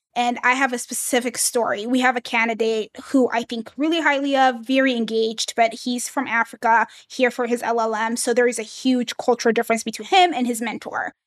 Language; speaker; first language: English; early bilingual, other home language; Amharic